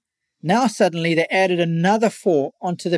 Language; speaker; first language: English; native; English